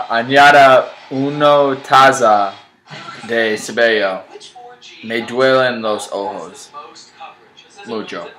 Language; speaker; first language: Spanish; non-native, learner; English